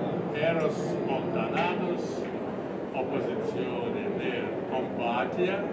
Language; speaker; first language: Italian; non-native, learner; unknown